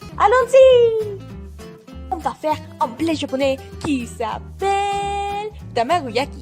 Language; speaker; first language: French; non-native, learner; Spanish